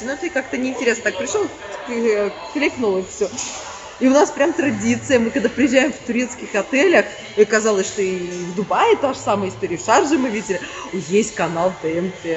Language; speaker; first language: Russian; native; Russian